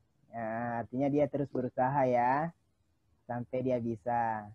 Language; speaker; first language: Indonesian; native; Indonesian